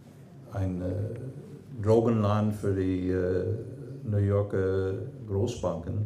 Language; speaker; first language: German; non-native, fluent; English